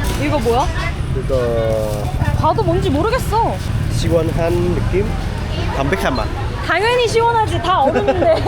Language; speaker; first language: Korean; non-native, fluent; Vietnamese